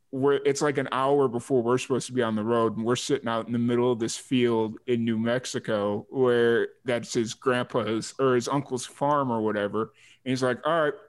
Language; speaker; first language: English; native; English